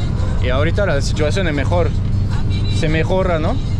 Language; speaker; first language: Spanish; non-native, learner; French